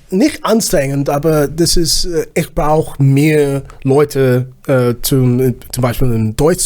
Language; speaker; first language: German; non-native, learner; Zulu